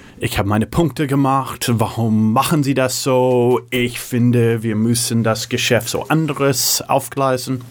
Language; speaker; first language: German; non-native, fluent; English